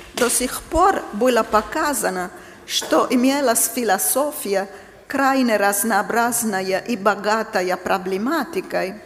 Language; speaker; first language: Russian; non-native, fluent; Italian